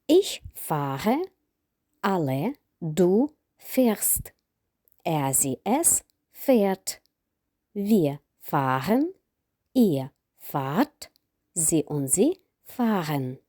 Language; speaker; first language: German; non-native, fluent; Ukrainian